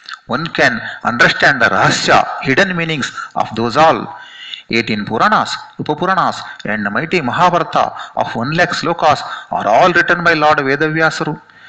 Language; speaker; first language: English; non-native, local second language; Kannada